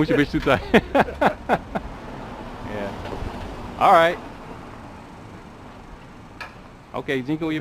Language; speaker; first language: Polish; non-native, learner; English